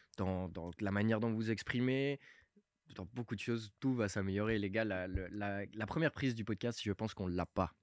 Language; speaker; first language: French; early bilingual, other home language; Portuguese